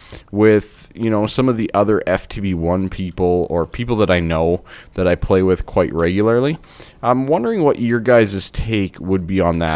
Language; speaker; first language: English; native; English